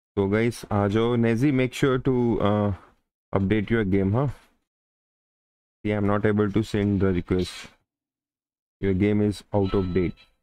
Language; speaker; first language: Hindi; native; Hindi